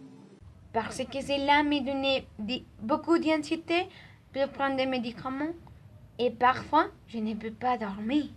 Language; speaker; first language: French; non-native, learner; Spanish